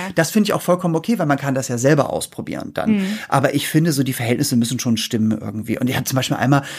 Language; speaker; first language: German; native; German